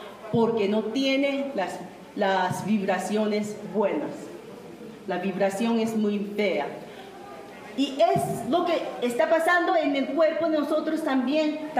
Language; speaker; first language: Spanish; non-native, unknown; Japanese